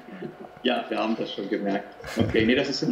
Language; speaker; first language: German; native; German